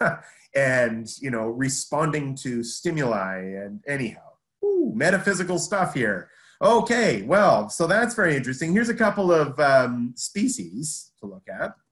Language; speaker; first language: English; native; English